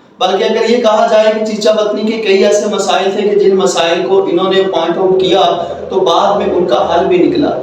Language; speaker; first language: Urdu; non-native, local second language; Punjabi